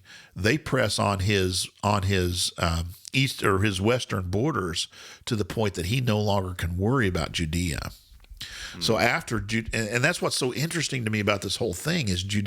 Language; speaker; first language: English; native; English